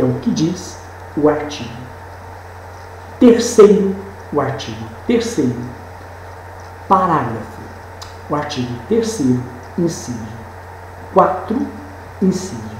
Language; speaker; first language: Portuguese; native; Portuguese